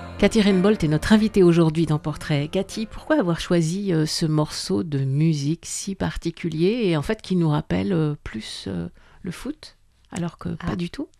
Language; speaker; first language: French; native; French